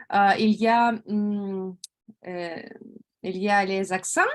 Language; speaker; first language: French; non-native, learner; Russian